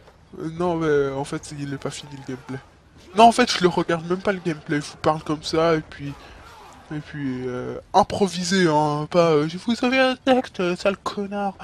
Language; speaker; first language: French; native; French